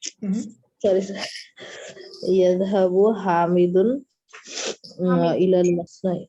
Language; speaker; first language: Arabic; non-native, learner; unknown